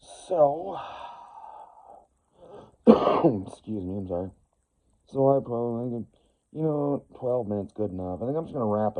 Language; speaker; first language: English; native; English